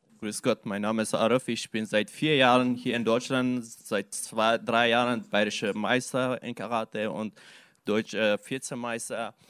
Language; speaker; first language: German; non-native, learner; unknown